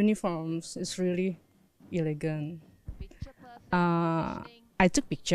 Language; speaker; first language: English; non-native, learner; Indonesian